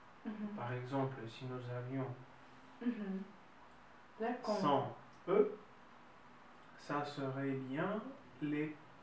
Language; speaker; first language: French; non-native, fluent; Russian